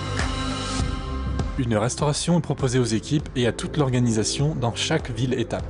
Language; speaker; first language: French; native; French